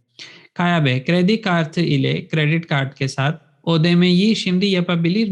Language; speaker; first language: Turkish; non-native, fluent; Urdu